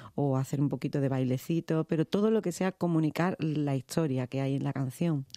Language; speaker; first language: Spanish; native; Spanish